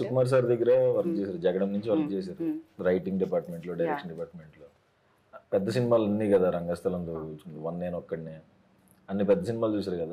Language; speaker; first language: Telugu; native; Telugu